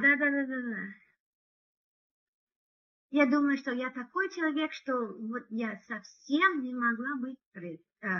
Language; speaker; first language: Russian; non-native, learner; English